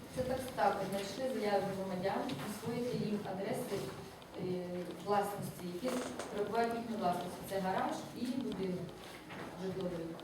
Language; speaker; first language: Ukrainian; native; Ukrainian